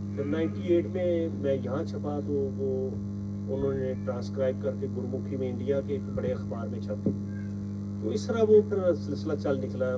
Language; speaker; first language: Urdu; non-native, local second language; Punjabi